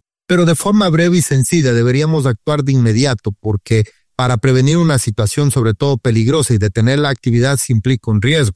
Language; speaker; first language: Spanish; native; Spanish